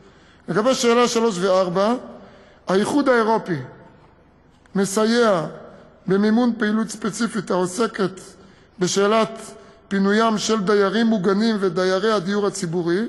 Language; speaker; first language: Hebrew; native; Hebrew